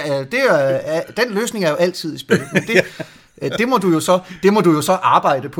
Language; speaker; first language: Danish; native; Danish